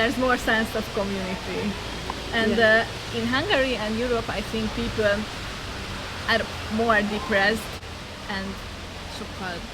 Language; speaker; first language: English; non-native, learner; Hungarian